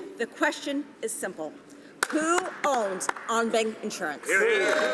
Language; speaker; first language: English; native; English